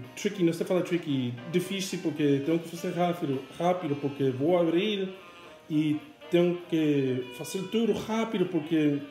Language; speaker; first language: Portuguese; non-native, learner; English